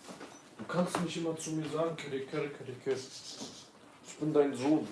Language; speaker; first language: German; early bilingual, other home language; Kurdish